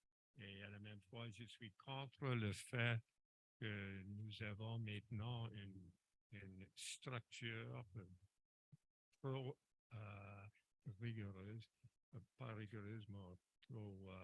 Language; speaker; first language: French; non-native, local second language; English